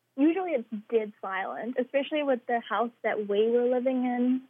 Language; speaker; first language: English; native; English